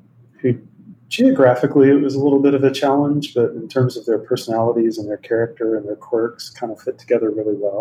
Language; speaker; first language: English; native; English